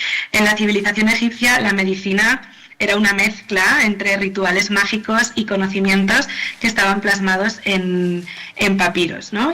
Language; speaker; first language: Spanish; native; Spanish